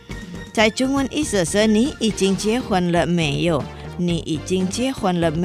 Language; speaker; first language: Chinese; non-native, learner; Indonesian